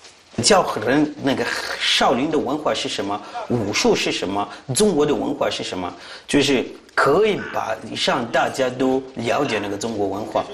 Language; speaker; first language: Chinese; non-native, fluent; French